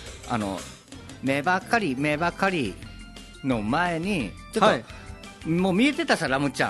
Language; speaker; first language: Japanese; native; Japanese